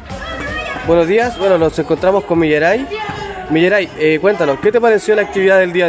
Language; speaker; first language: Spanish; native; Spanish